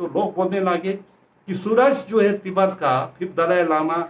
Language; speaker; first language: Hindi; non-native, local second language; Ladakhi